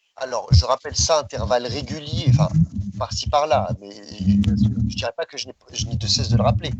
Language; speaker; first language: French; early bilingual, other home language; Riffian